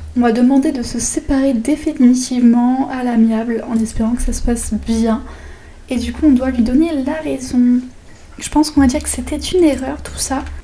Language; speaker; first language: French; native; French